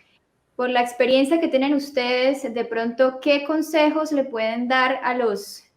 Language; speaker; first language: Spanish; native; Spanish